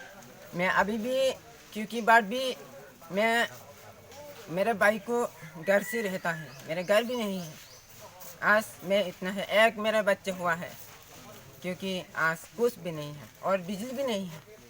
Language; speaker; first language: Hindi; non-native, local second language; Kok Borok